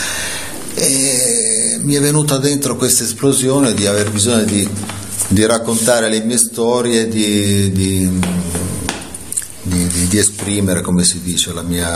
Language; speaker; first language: Italian; native; Italian